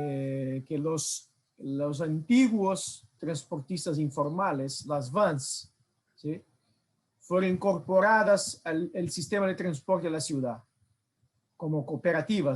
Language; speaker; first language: Spanish; non-native, fluent; Portuguese